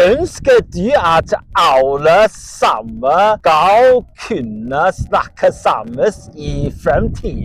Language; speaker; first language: Norwegian; non-native, learner; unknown